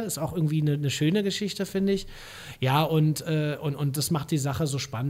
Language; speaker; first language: German; native; German